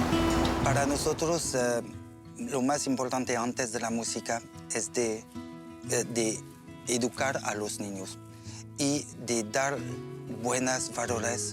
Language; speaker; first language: Spanish; non-native, learner; French